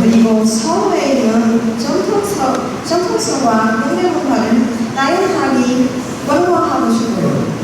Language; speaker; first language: Korean; non-native, learner; Portuguese